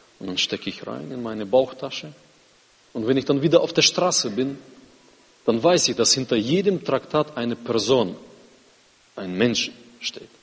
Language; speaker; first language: German; non-native, fluent; Russian